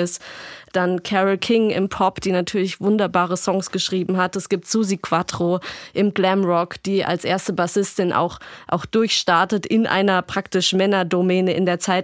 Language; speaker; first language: German; native; German